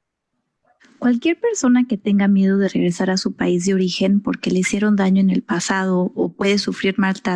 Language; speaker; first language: Spanish; native; Spanish